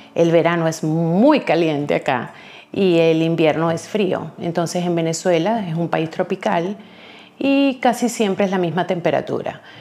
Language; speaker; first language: Spanish; native; Spanish